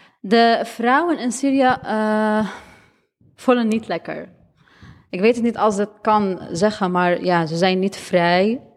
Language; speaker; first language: Dutch; non-native, learner; Arabic